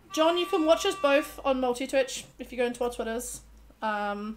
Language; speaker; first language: English; native; English